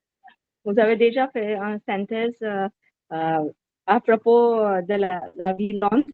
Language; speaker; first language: French; non-native, learner; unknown